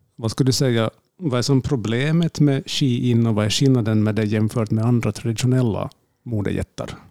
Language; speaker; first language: Swedish; native; Swedish